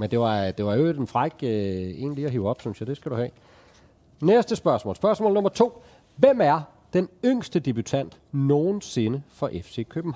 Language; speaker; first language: Danish; native; Danish